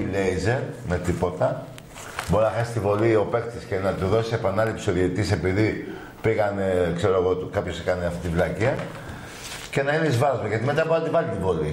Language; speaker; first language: Greek; native; Greek